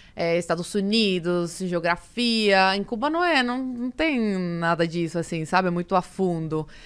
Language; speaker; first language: Portuguese; early bilingual, other home language; Spanish